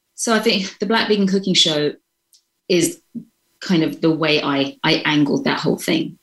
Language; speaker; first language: English; native; English